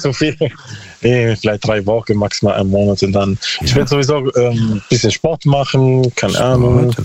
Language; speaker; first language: German; non-native, learner; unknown